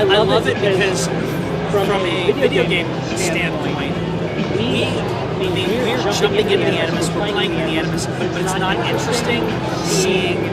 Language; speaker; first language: English; native; English